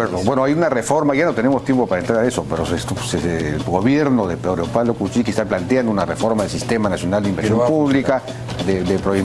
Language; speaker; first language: Spanish; native; Spanish